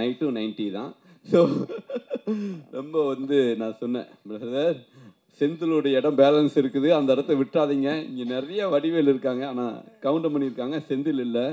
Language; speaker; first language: Tamil; native; Tamil